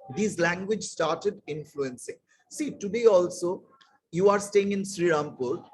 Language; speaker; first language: English; non-native, local second language; Bangla